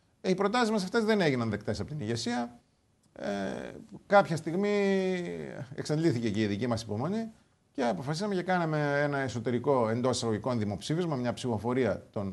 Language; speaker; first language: Greek; native; Greek